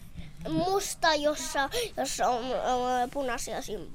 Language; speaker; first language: Finnish; early bilingual, heritage; Finnish